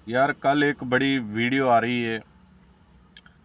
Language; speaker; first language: Hindi; non-native, local second language; Punjabi